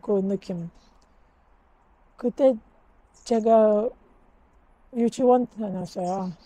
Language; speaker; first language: Korean; non-native, learner; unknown